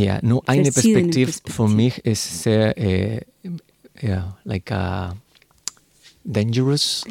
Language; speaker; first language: German; non-native, learner; Spanish